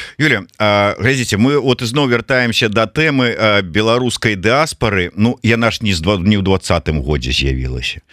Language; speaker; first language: Belarusian; native; Belarusian